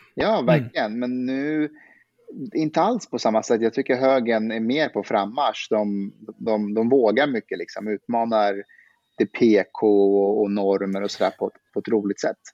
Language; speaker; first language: Swedish; early bilingual, other home language; Persian